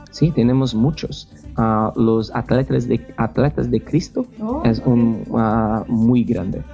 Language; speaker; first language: Spanish; non-native, fluent; Portuguese